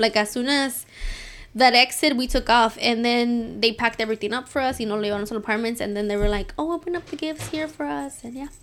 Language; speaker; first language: English; early bilingual, other home language; Spanish